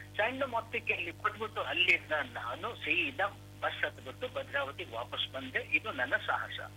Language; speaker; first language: Kannada; non-native, local second language; Marathi